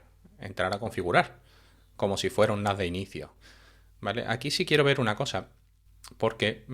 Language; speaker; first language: Spanish; native; Spanish